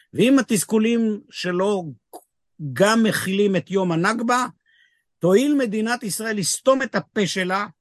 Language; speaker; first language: Hebrew; native; Hebrew